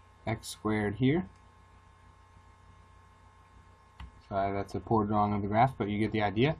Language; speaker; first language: English; native; English